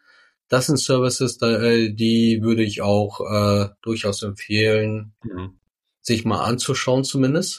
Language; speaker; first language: German; native; German